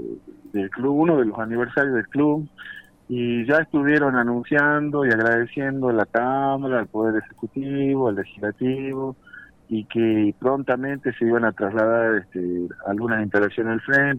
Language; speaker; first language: Spanish; native; Spanish